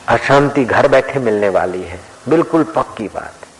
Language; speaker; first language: Hindi; non-native, local second language; Sindhi